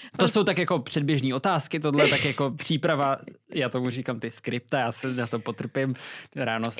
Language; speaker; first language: Czech; native; Czech